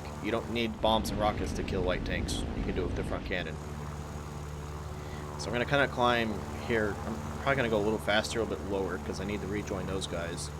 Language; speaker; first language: English; native; English